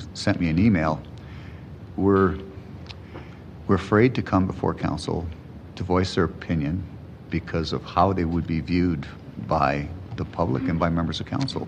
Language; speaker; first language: English; non-native, fluent; Ukrainian